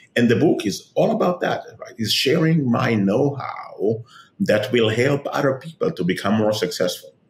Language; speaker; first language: English; non-native, fluent; Hebrew